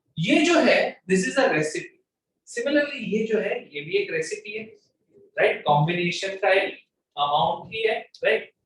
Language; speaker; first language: Hindi; non-native, local second language; Gujarati